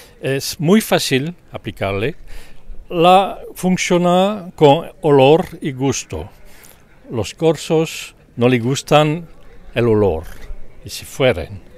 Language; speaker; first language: Spanish; non-native, learner; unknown